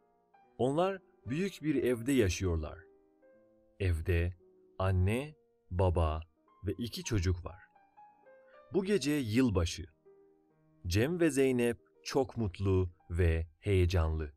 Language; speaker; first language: Turkish; non-native, fluent; Persian